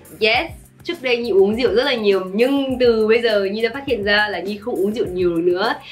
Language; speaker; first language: Vietnamese; early bilingual, heritage; Vietnamese